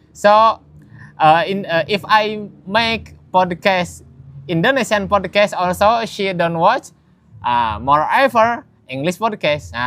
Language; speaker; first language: English; non-native, learner; Indonesian